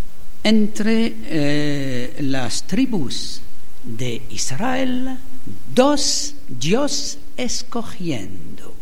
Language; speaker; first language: Spanish; non-native, learner; French